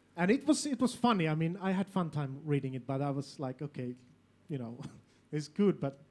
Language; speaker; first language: English; non-native, fluent; Finnish